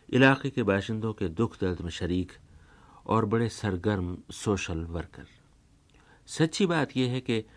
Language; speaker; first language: Urdu; native; Urdu